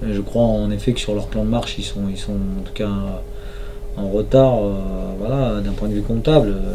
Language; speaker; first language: French; native; French